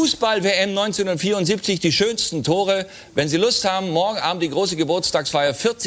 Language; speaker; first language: German; native; German